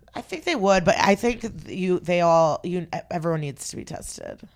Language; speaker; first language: English; early bilingual, other home language; Russian